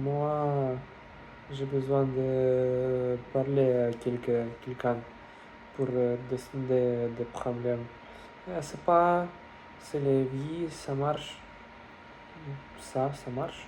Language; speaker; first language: French; non-native, learner; Russian